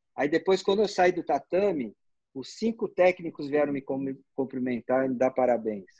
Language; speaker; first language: Portuguese; native; Portuguese